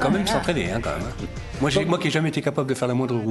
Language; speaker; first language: French; native; French